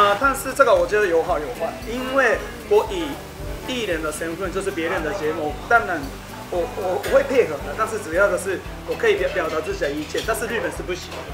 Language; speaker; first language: Chinese; non-native, fluent; Japanese